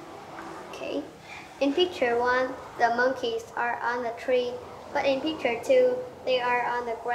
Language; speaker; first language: English; non-native, learner; Vietnamese